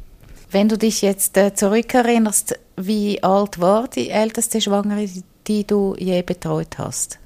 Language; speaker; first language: German; native; German